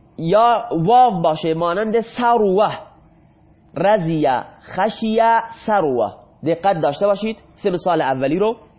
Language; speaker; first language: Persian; non-native, local second language; Baluchi